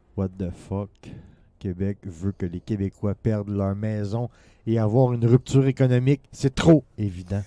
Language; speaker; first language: French; native; French